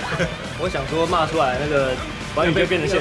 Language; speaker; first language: Chinese; native; Chinese